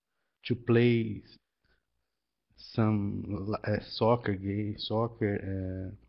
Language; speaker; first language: English; non-native, learner; Portuguese